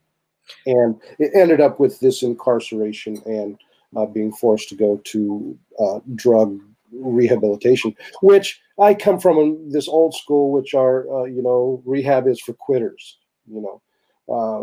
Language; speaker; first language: English; native; English